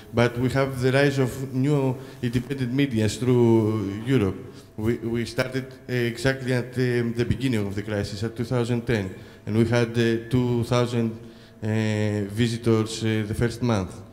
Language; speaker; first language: English; non-native, fluent; Greek